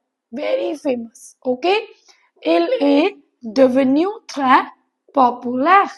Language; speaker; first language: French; non-native, fluent; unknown